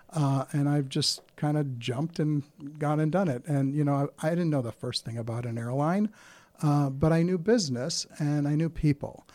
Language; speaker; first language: English; early bilingual, other home language; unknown